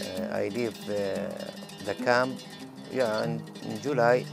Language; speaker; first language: English; non-native, learner; Arabic